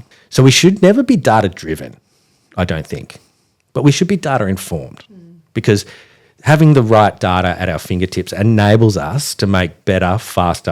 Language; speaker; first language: English; native; English